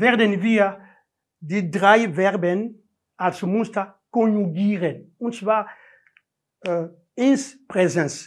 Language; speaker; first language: German; non-native, learner; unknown